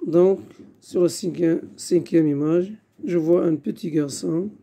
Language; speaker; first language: French; non-native, local second language; Arabic